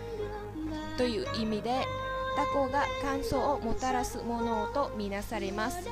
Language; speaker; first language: Japanese; non-native, learner; Vietnamese